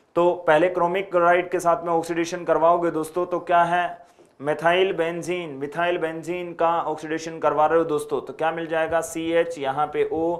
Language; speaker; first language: Hindi; native; Hindi